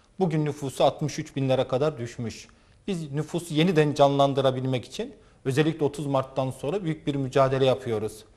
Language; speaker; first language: Turkish; native; Turkish